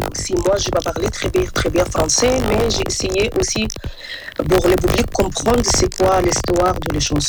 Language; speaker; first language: French; non-native, learner; Arabic